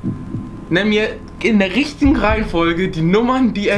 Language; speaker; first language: German; native; German